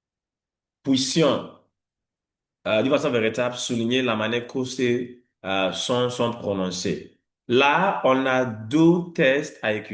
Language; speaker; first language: French; non-native, fluent; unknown